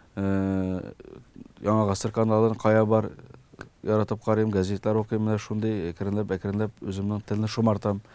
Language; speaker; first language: Tatar; early bilingual, heritage; Tatar